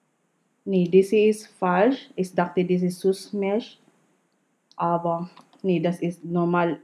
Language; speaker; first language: German; non-native, learner; Filipino